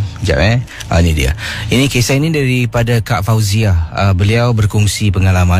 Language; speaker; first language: Malay; native; Malay